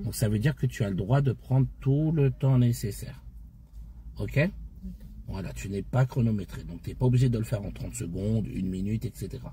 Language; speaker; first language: French; native; French